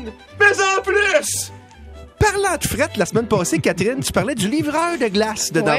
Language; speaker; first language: French; native; French